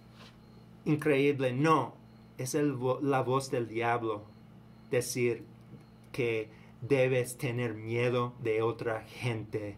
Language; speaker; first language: Spanish; non-native, learner; English